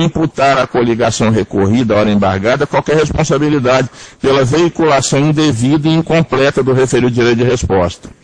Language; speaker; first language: Portuguese; native; Portuguese